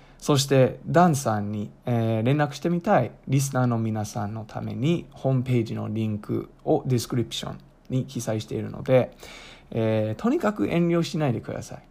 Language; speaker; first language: Japanese; non-native, fluent; English